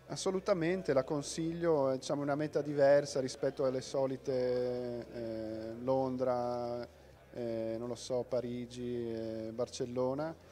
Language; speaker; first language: Italian; native; Italian